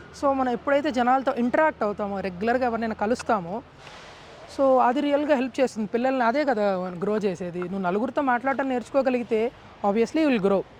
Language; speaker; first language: Telugu; native; Telugu